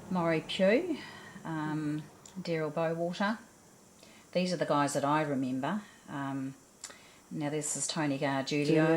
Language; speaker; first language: English; native; English